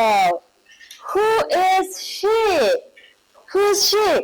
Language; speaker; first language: English; non-native, learner; Mongolian